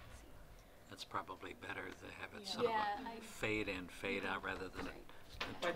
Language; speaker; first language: English; native; English